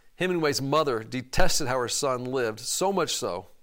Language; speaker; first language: English; native; English